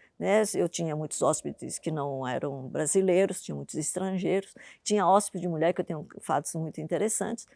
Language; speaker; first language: Portuguese; early bilingual, other home language; Japanese